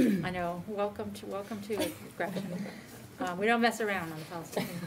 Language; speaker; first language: English; native; English